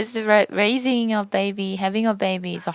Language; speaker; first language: English; non-native, learner; Korean